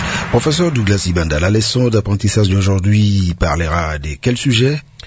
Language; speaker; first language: French; non-native, local second language; Lingala